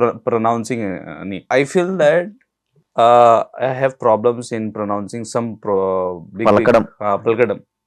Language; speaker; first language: Telugu; non-native, learner; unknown